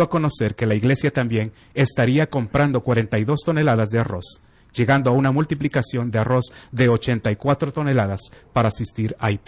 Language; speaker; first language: Spanish; native; Spanish